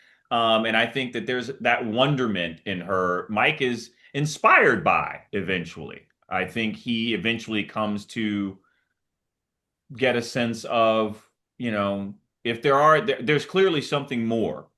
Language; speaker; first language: English; native; English